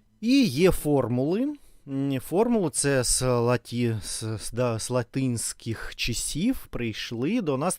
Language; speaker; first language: Ukrainian; non-native, learner; Russian